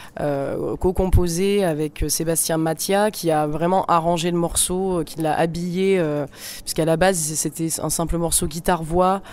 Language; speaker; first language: French; native; French